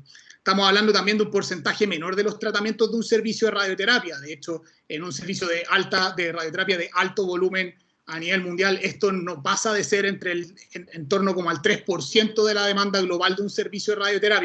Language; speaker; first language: Spanish; native; Spanish